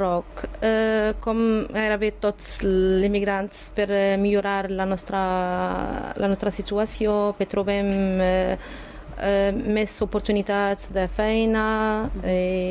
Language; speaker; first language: Catalan; non-native, learner; Arabic